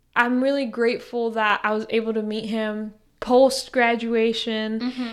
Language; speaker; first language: English; early bilingual, other home language; Spanish